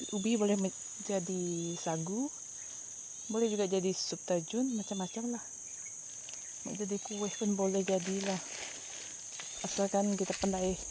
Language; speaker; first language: Malay; non-native, local second language; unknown